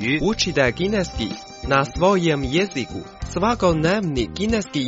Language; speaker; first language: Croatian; non-native, fluent; Chinese